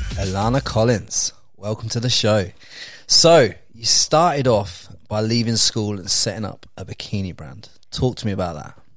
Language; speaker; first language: English; native; English